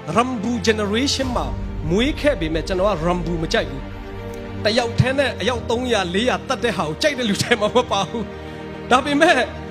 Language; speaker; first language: Burmese; non-native, local second language; Tedim Chin